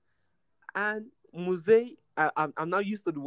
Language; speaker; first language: English; non-native, local second language; Krio